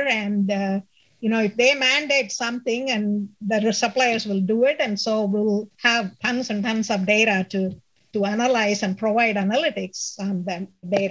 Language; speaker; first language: English; non-native, local second language; Tamil